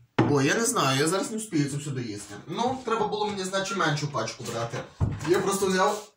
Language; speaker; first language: Ukrainian; native; Ukrainian